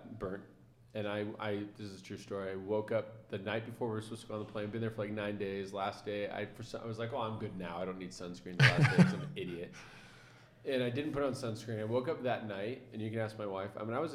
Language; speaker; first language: English; native; English